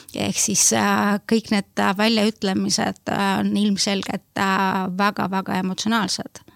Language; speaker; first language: Estonian; non-native, local second language; Russian